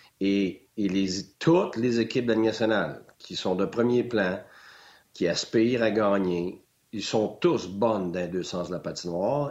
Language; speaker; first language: French; native; French